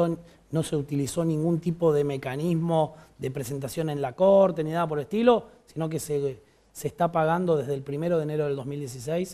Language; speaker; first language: Spanish; native; Spanish